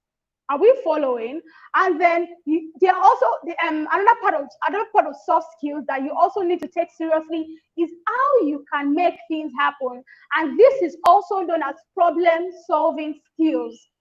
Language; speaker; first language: English; non-native, local second language; Yoruba